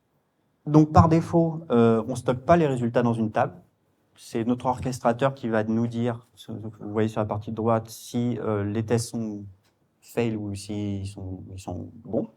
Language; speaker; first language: French; native; French